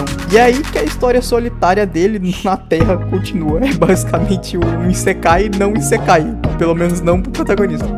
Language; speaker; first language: Portuguese; native; Portuguese